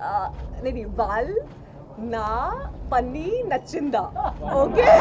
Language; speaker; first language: Telugu; non-native, learner; Hindi